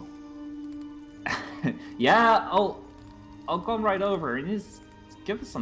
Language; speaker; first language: English; native; English